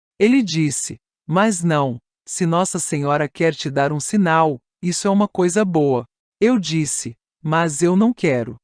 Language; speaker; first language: Portuguese; non-native, fluent; Italian